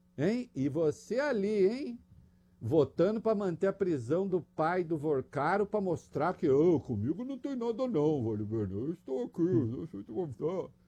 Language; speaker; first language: Portuguese; native; Portuguese